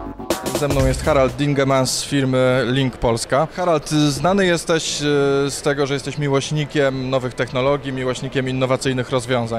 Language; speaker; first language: Polish; native; Polish